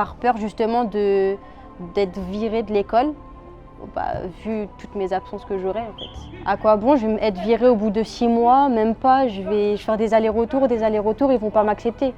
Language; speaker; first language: French; early bilingual, other home language; Arabic